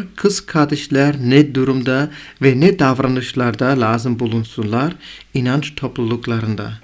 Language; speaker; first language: Turkish; non-native, fluent; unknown